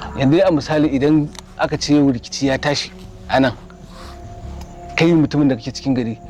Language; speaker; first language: Hausa; non-native, local second language; Fula